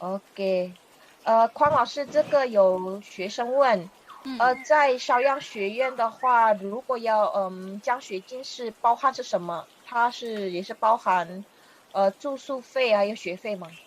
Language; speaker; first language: Chinese; non-native, fluent; Indonesian